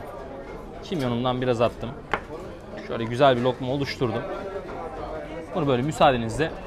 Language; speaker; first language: Turkish; native; Turkish